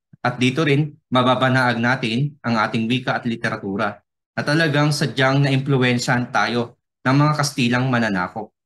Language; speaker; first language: Filipino; non-native, local second language; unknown